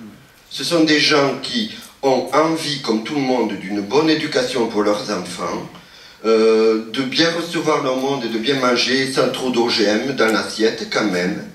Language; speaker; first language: French; native; French